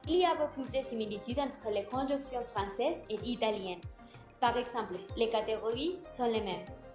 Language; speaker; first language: French; non-native, learner; Spanish